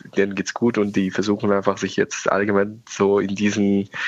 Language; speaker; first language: German; non-native, fluent; Persian